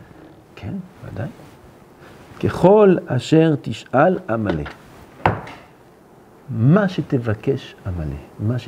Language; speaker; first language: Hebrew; non-native, fluent; French